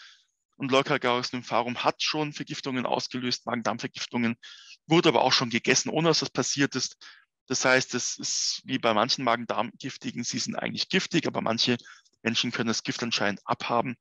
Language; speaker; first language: German; native; German